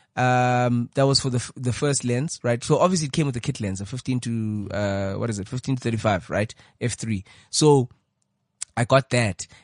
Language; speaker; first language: English; non-native, local second language; Xhosa